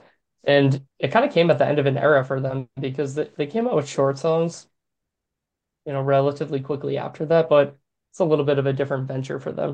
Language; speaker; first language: English; native; English